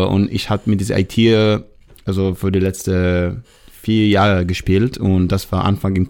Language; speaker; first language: German; non-native, learner; Hebrew